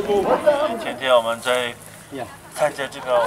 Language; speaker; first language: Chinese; non-native, fluent; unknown